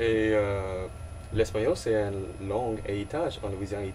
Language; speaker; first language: French; non-native, local second language; English